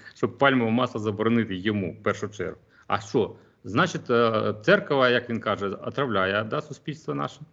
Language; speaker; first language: Ukrainian; non-native, local second language; Russian